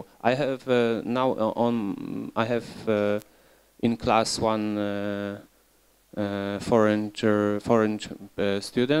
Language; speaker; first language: English; non-native, learner; Polish